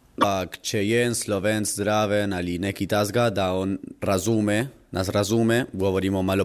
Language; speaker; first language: Slovenian; early bilingual, heritage; Spanish